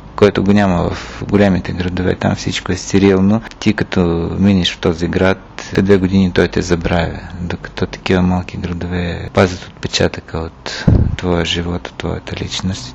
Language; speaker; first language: Bulgarian; native; Bulgarian